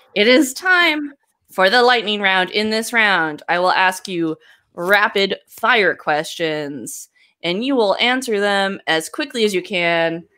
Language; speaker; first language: English; native; English